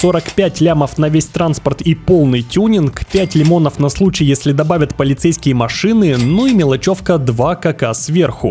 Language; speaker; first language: Russian; native; Russian